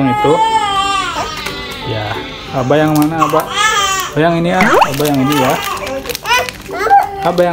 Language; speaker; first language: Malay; non-native, local second language; Sundanese